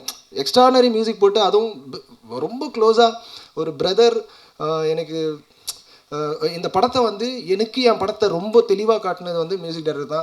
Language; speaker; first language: Tamil; native; Tamil